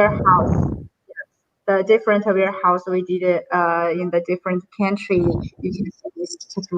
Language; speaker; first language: English; non-native, learner; Chinese